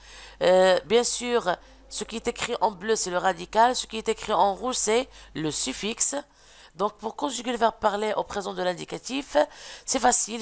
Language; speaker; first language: French; non-native, local second language; Arabic